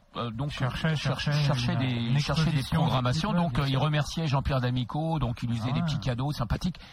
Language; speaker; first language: French; native; French